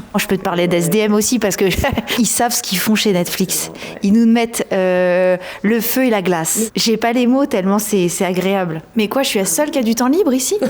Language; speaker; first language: French; native; French